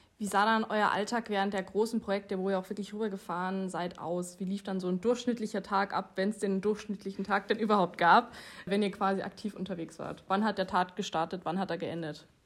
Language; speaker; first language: German; native; German